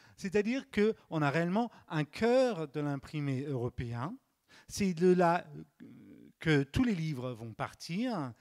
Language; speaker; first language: French; native; French